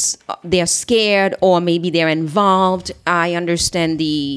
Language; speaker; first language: English; non-native, fluent; Haitian Creole